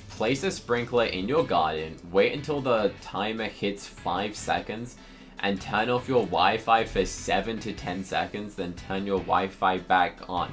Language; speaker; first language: English; native; English